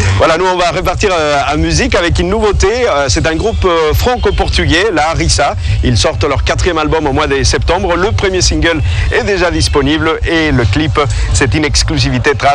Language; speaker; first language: French; native; French